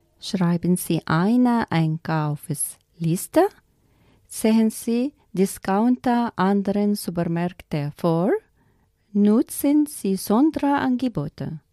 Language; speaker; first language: German; non-native, learner; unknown